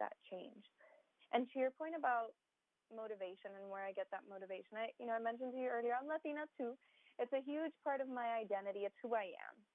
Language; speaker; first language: English; native; English